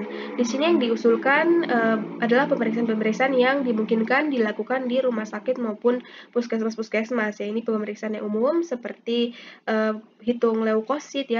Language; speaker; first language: Indonesian; native; Indonesian